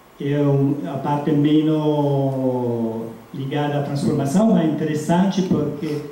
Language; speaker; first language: Portuguese; non-native, fluent; Italian